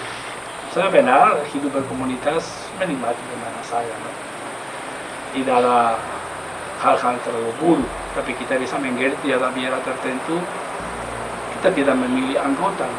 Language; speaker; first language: Indonesian; non-native, fluent; Spanish